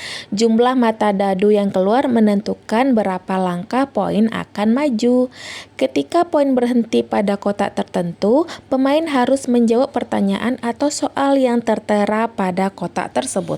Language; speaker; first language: Indonesian; native; Indonesian